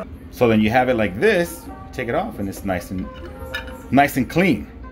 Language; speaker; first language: English; early bilingual, other home language; Spanish